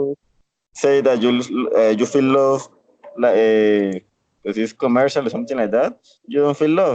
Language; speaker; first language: English; non-native, learner; Spanish